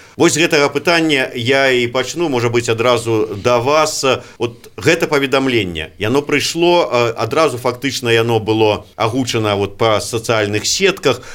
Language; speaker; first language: Belarusian; native; Belarusian